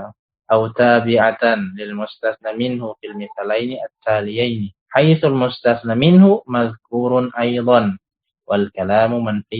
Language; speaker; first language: Arabic; non-native, fluent; Indonesian